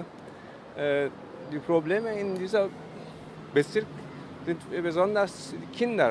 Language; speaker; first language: German; early bilingual, other home language; Turkish